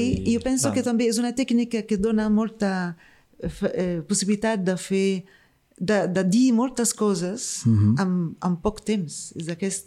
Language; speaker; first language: Catalan; non-native, fluent; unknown